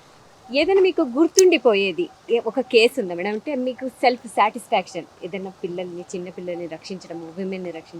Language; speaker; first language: Telugu; native; Telugu